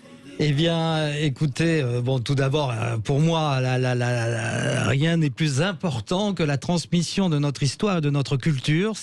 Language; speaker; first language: French; native; French